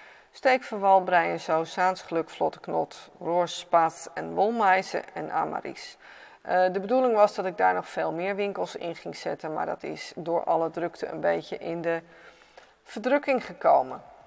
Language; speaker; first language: Dutch; native; Dutch